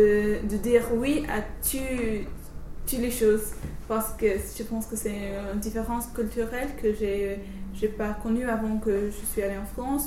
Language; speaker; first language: French; non-native, fluent; English